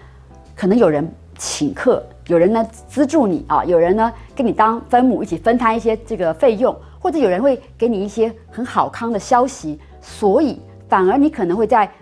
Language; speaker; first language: Chinese; native; Chinese